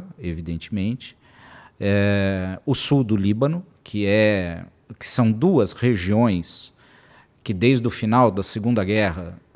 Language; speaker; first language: Portuguese; native; Portuguese